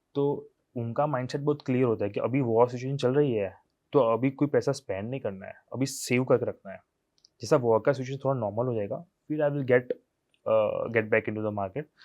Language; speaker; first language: Hindi; non-native, local second language; Gujarati